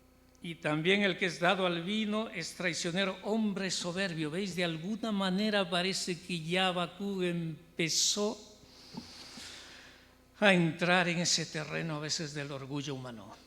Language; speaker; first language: Spanish; native; Spanish